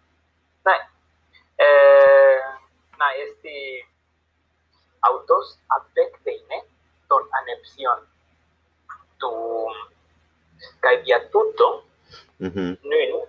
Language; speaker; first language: Greek; non-native, learner; Spanish